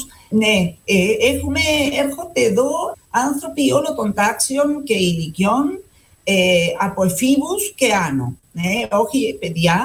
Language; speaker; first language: Greek; non-native, fluent; Spanish